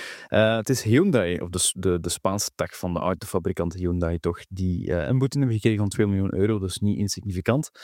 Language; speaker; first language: Dutch; native; Dutch